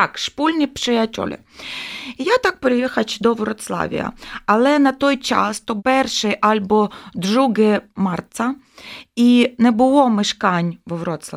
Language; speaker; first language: Ukrainian; non-native, local second language; Russian